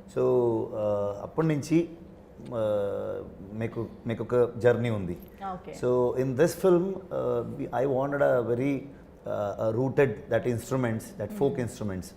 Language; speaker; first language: Telugu; non-native, learner; Kannada